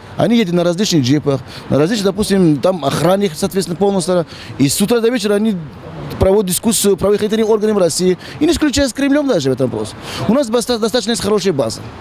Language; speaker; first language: Russian; non-native, local second language; Tajik